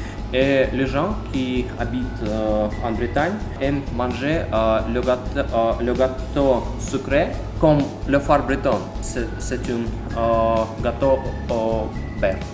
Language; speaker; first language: French; non-native, learner; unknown